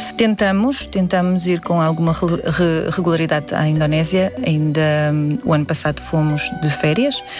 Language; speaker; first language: Portuguese; early bilingual, other home language; Indonesian